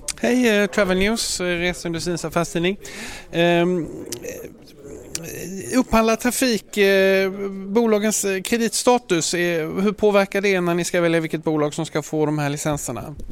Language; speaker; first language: Swedish; native; Swedish